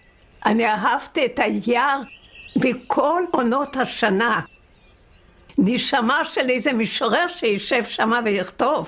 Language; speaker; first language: Hebrew; non-native, fluent; Yiddish